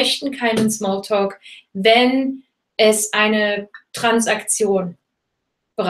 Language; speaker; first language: German; non-native, fluent; English